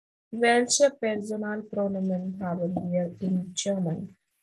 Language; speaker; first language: German; non-native, fluent; Hindi